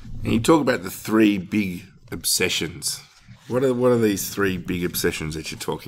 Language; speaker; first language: English; native; English